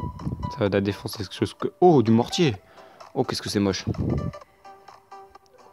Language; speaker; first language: French; native; French